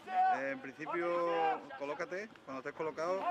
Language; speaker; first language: Spanish; native; Spanish